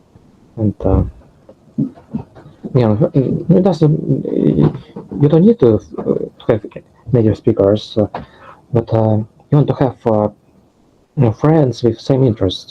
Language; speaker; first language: English; non-native, fluent; Russian